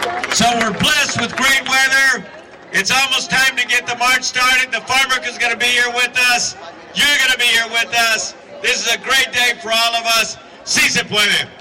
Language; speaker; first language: English; early bilingual, other home language; Spanish